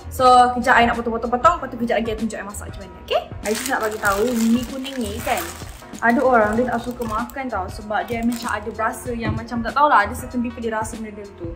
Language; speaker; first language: Malay; native; Malay